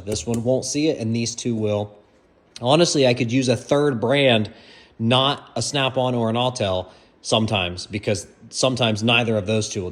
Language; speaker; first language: English; native; English